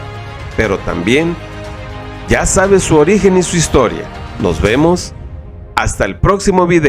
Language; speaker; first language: Spanish; native; Spanish